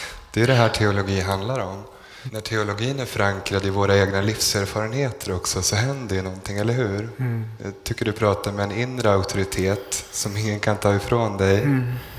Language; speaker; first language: Swedish; native; Swedish